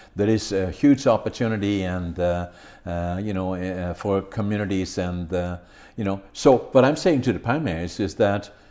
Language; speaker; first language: English; non-native, fluent; Dutch